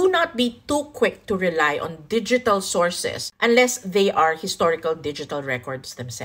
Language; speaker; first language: English; non-native, local second language; Filipino